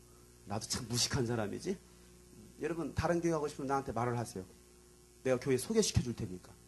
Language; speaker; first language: Korean; native; Korean